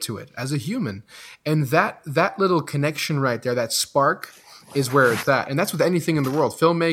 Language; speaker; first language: English; non-native, fluent; French